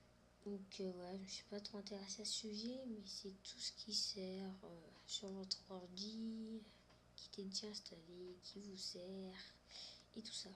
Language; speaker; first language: French; native; French